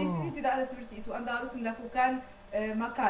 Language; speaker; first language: Indonesian; non-native, learner; Arabic